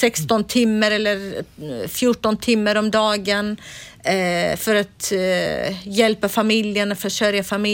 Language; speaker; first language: Swedish; non-native, fluent; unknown